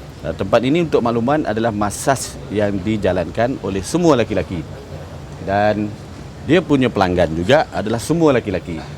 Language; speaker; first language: Malay; native; Malay